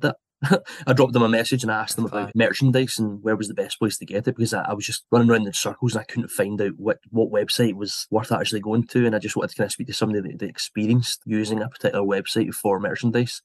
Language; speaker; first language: English; native; English